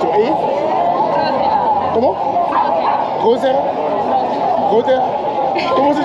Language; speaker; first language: Spanish; non-native, learner; English